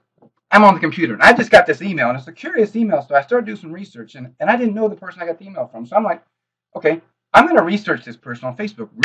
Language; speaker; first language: English; native; English